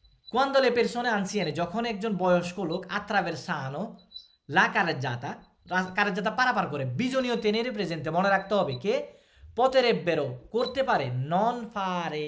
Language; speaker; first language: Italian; non-native, fluent; Bangla